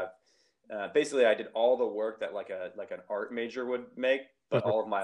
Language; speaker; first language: English; native; English